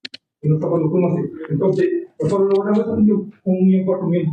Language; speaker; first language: Spanish; native; Spanish